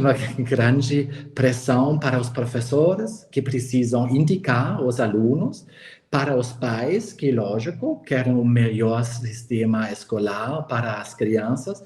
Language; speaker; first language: Portuguese; non-native, fluent; German